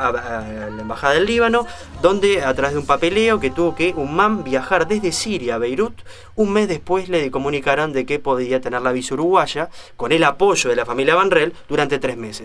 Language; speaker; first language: Spanish; native; Spanish